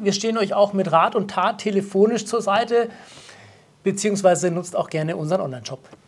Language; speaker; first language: German; native; German